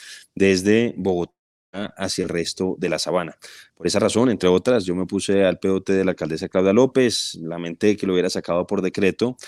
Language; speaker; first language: Spanish; native; Spanish